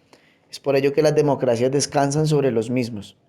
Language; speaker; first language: Spanish; native; Spanish